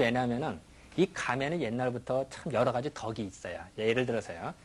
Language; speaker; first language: Korean; native; Korean